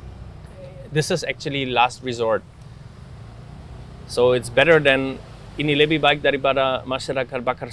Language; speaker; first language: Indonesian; non-native, fluent; German